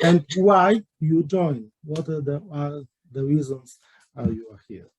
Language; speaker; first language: English; non-native, learner; Polish